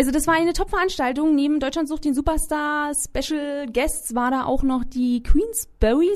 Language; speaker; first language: German; native; German